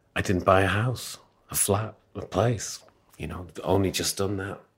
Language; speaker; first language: English; native; English